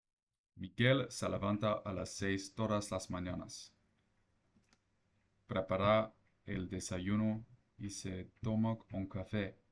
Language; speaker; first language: Spanish; non-native, learner; English